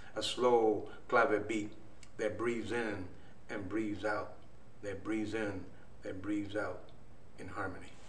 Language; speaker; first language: English; native; English